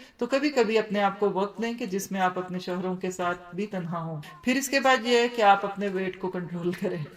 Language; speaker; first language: Urdu; native; Urdu